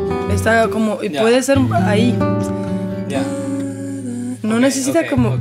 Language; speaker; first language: Spanish; non-native, fluent; Portuguese